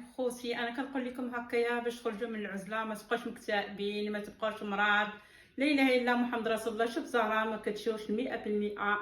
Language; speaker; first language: Arabic; native; Arabic